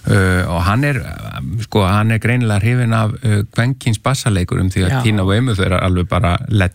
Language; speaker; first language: Icelandic; native; Icelandic